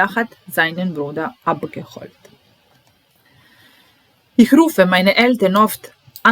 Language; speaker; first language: German; non-native, fluent; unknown